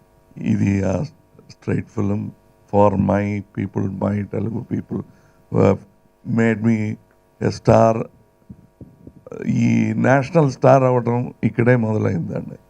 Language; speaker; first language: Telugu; non-native, local second language; Tamil